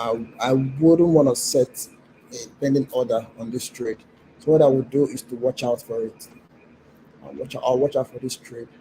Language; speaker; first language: English; non-native, local second language; Yoruba